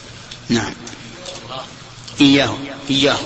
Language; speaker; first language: Arabic; native; Arabic